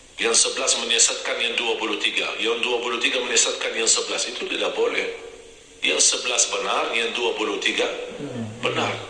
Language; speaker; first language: Indonesian; non-native, fluent; Arabic